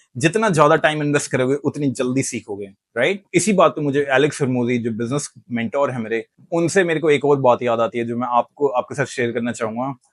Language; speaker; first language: Hindi; native; Hindi